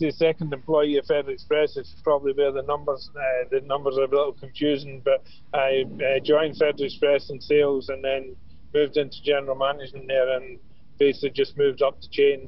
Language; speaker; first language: English; native; English